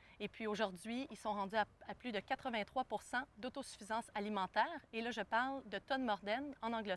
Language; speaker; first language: French; native; French